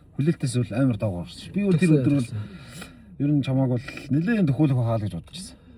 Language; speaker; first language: Mongolian; native; Mongolian